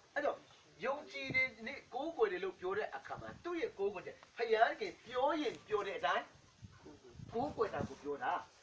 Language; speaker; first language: Burmese; non-native, local second language; Kachin